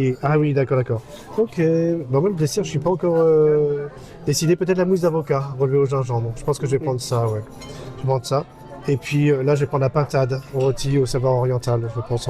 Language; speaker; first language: French; native; French